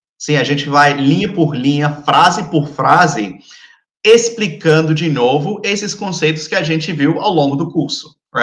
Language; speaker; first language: Portuguese; non-native, fluent; English